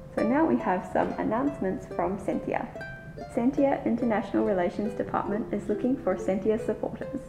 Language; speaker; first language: English; native; English